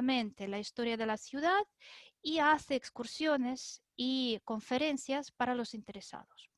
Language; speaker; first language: Spanish; non-native, fluent; Russian